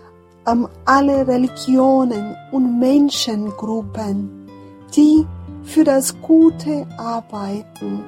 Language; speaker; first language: German; non-native, fluent; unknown